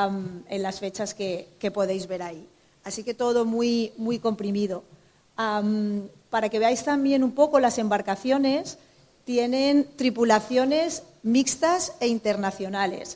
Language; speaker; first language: Spanish; native; Spanish